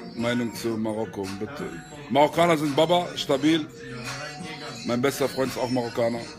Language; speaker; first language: German; early bilingual, other home language; Arabic